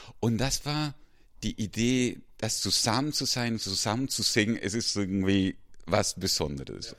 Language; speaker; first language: German; non-native, fluent; Spanish